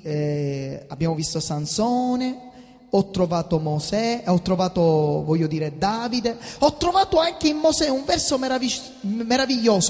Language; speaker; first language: Italian; native; Italian